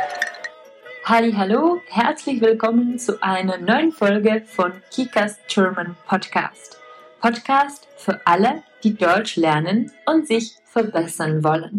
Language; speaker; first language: German; non-native, fluent; Czech